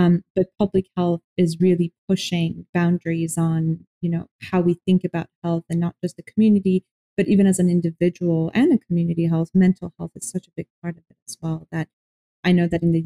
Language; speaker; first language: English; non-native, fluent; Persian